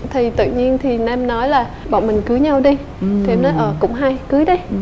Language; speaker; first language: Vietnamese; native; Vietnamese